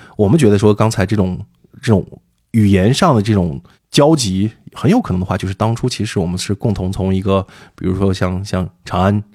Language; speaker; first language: Chinese; native; Chinese